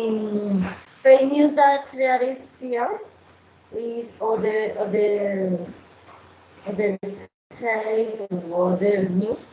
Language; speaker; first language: English; non-native, learner; Spanish